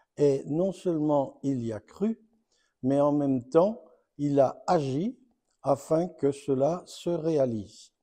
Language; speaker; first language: French; native; French